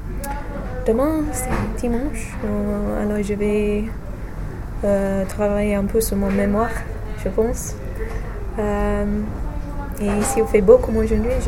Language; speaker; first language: French; non-native, fluent; English